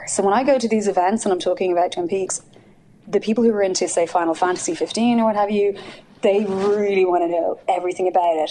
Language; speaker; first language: English; native; English